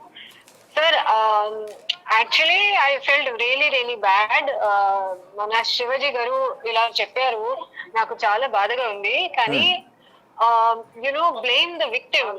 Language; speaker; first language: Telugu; non-native, local second language; Hindi